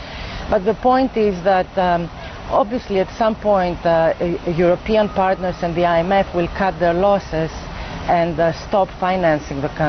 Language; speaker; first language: English; non-native, fluent; Greek